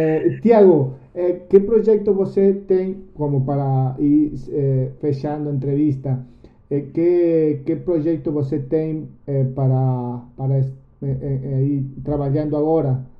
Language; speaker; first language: Portuguese; non-native, learner; Spanish